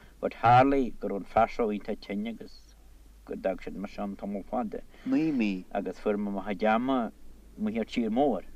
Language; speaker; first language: Irish; native; Irish